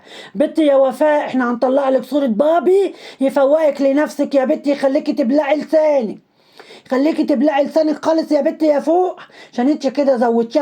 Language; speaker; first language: Arabic; native; Arabic